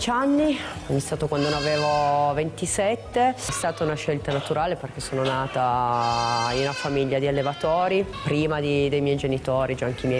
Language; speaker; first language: Italian; native; Italian